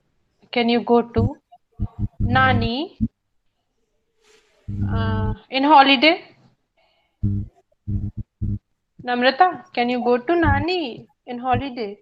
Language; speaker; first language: English; non-native, learner; Hindi